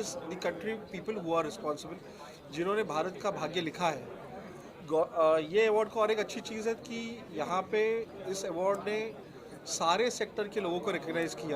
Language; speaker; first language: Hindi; native; Hindi